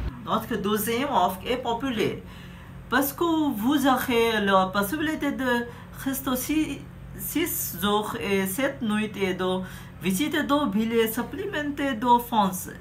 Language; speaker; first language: French; non-native, learner; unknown